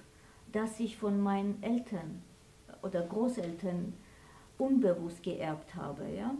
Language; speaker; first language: German; non-native, fluent; Armenian